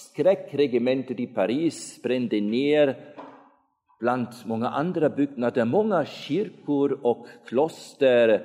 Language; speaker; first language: Swedish; non-native, fluent; German